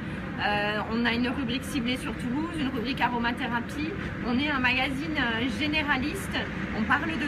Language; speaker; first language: French; native; French